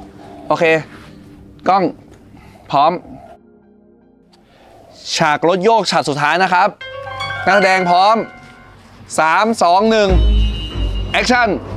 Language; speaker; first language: Thai; native; Thai